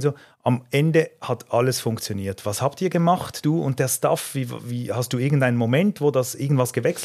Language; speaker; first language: German; native; German